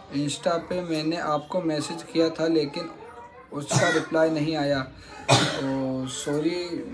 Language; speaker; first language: Hindi; native; Hindi